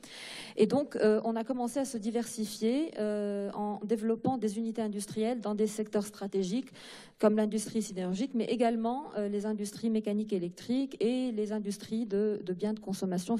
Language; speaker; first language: French; non-native, local second language; Arabic